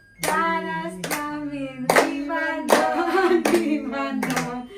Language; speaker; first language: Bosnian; non-native, learner; Filipino